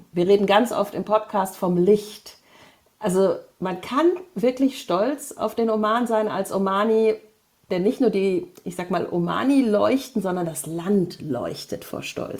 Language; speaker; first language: German; native; German